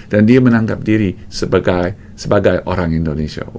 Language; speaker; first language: Malay; non-native, fluent; English